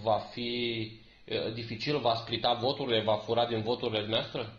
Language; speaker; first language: Romanian; native; Romanian